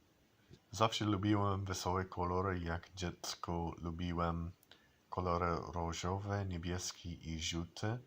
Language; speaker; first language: Polish; non-native, learner; English